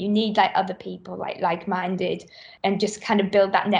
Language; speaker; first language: English; native; English